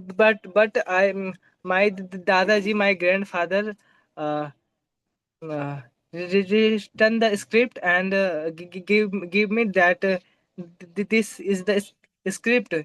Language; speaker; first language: English; non-native, local second language; Hindi